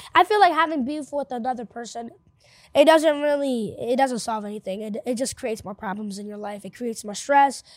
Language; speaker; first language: English; early bilingual, other home language; Spanish